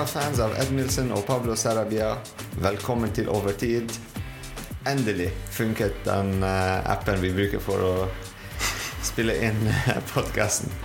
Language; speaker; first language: Norwegian; non-native, fluent; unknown